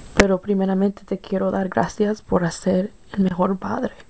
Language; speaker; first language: Spanish; early bilingual, heritage; Spanish